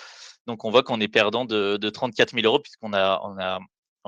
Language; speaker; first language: French; native; French